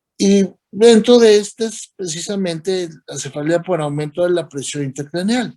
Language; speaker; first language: Spanish; native; Spanish